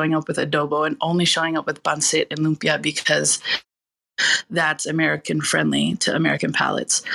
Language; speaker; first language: English; early bilingual, other home language; Filipino